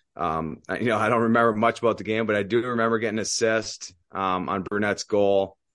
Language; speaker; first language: English; native; English